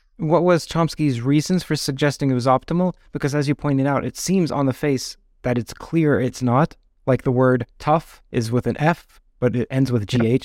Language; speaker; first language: English; native; English